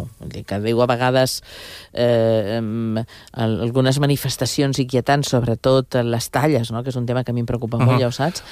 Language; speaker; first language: Catalan; native; Catalan